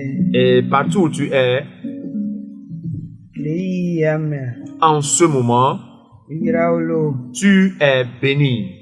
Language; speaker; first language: French; non-native, local second language; Ewe